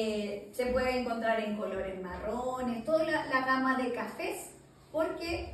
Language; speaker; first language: Spanish; native; Spanish